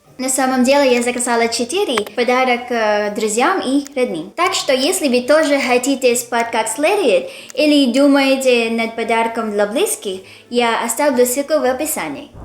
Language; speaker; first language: Russian; non-native, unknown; Filipino